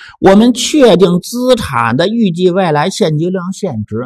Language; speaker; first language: Chinese; native; Chinese